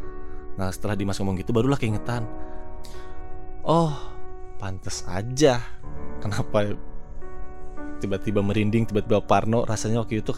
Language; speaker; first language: Indonesian; native; Indonesian